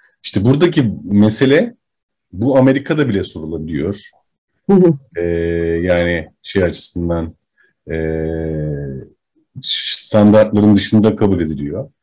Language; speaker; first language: Turkish; native; Turkish